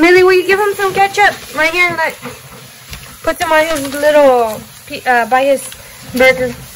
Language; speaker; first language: English; early bilingual, other home language; Spanish